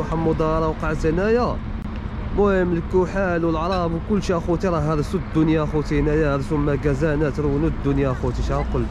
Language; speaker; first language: Arabic; native; Arabic